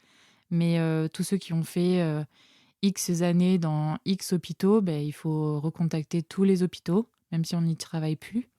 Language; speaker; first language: French; native; French